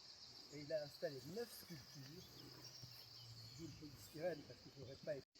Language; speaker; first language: French; native; French